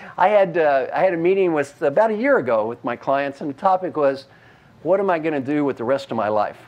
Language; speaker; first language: English; native; English